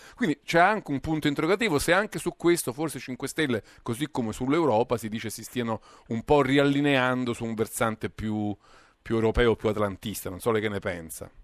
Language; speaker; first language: Italian; native; Italian